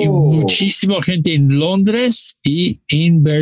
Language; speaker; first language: Spanish; non-native, learner; English